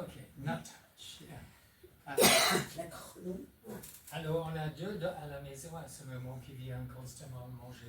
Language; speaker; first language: French; non-native, fluent; English